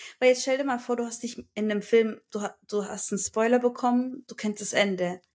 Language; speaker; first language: German; early bilingual, other home language; Turkish